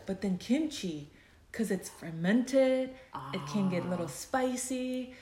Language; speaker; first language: English; non-native, fluent; Korean